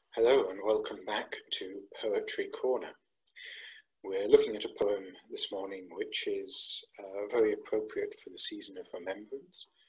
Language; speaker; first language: English; native; English